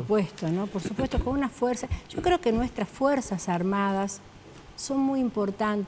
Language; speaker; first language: Spanish; native; Spanish